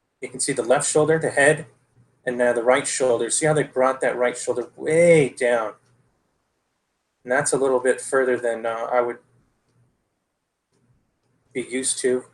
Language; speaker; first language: English; native; English